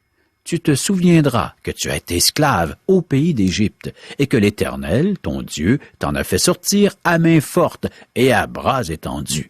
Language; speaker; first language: French; native; French